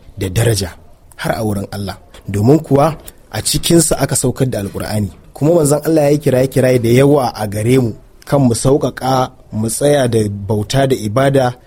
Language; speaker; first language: Hausa; native; Hausa